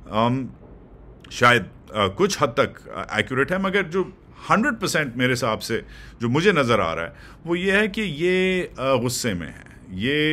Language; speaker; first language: Urdu; native; Urdu